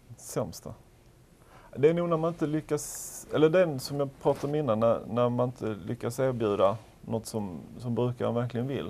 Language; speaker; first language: Swedish; native; Swedish